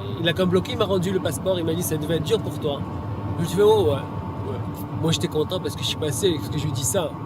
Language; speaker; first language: French; native; French